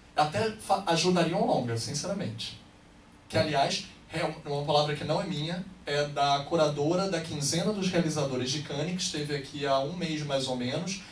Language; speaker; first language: Portuguese; native; Portuguese